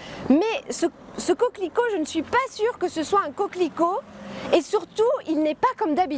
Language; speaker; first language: French; native; French